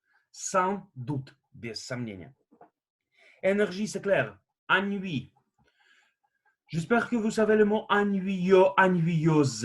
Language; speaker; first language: French; non-native, fluent; Russian